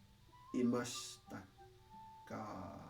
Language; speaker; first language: Japanese; non-native, learner; Spanish